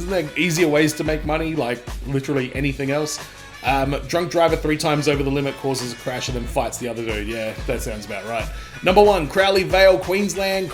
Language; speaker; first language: English; native; English